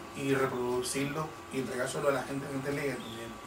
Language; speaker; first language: Spanish; native; Spanish